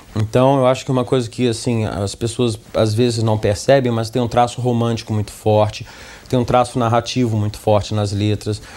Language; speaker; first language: Portuguese; early bilingual, other home language; English